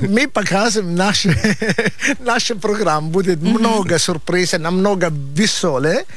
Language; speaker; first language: Russian; non-native, learner; Italian